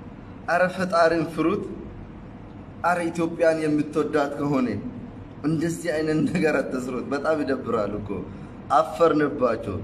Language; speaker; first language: Amharic; non-native, local second language; Oromo